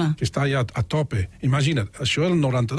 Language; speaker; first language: Catalan; non-native, fluent; English